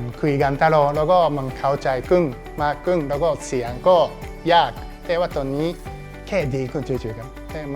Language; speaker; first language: Thai; non-native, learner; Japanese